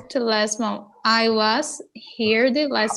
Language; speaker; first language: English; non-native, learner; Portuguese